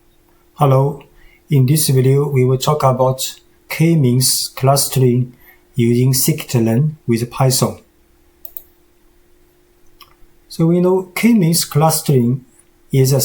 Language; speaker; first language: English; non-native, fluent; Chinese